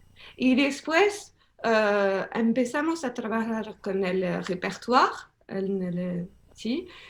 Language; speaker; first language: Spanish; non-native, learner; French